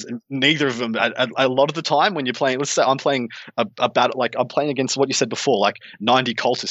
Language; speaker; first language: English; native; English